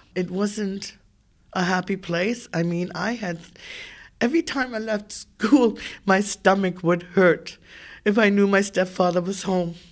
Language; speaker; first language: English; native; English